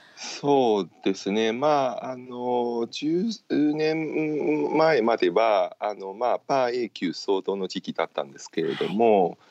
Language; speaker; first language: Japanese; non-native, fluent; Chinese